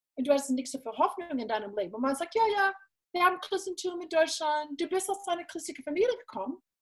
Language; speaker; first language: German; non-native, fluent; English